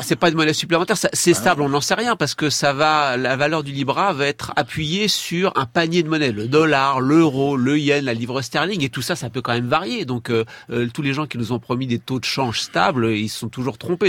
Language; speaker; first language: French; native; French